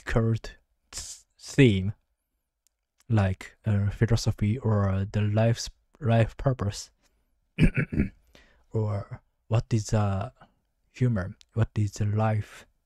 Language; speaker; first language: English; non-native, learner; Japanese